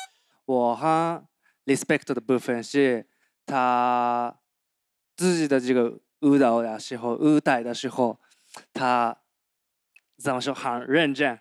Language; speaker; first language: Chinese; non-native, learner; Japanese